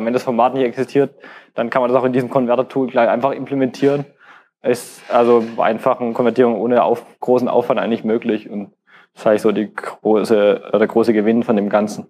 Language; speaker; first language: German; native; German